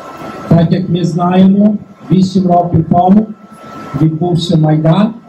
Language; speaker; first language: Ukrainian; early bilingual, heritage; Ukrainian